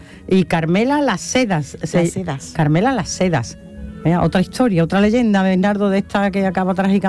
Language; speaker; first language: Spanish; native; Spanish